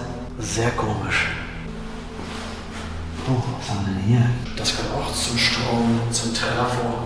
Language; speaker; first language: German; native; German